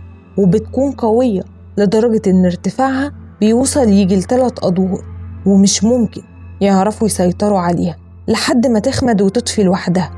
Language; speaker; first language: Arabic; native; Arabic